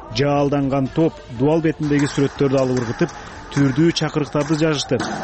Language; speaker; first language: Kyrgyz; native; Kyrgyz